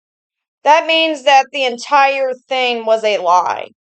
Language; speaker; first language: English; native; English